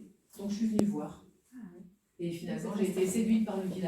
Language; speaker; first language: French; native; French